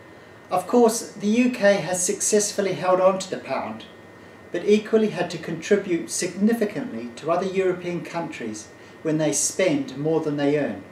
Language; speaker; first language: English; native; English